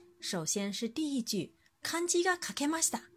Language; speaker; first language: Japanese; non-native, fluent; Chinese